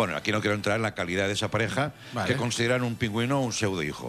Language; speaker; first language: Spanish; native; Spanish